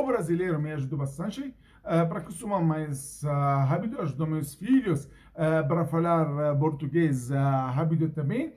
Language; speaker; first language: Portuguese; non-native, learner; Arabic